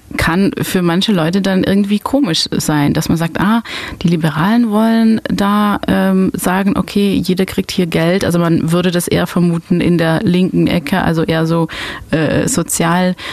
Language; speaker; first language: German; non-native, fluent; Dutch